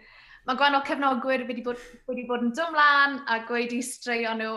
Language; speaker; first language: Welsh; native; Welsh